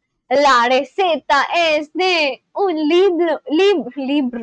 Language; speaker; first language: Spanish; non-native, learner; English